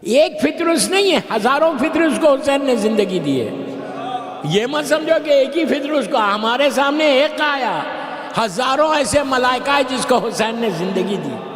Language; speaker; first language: Urdu; native; Urdu